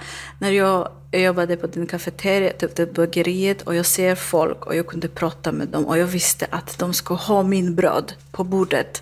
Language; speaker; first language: Swedish; non-native, learner; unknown